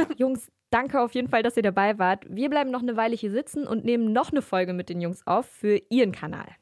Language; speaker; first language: German; native; German